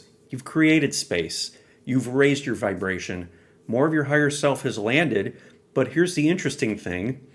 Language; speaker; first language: English; native; English